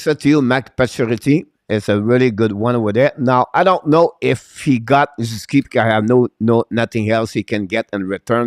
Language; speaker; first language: English; non-native, local second language; French